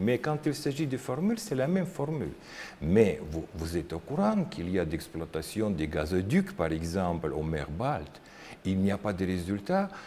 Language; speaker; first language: French; non-native, learner; Russian